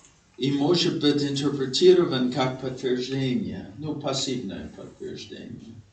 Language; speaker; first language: Russian; non-native, fluent; English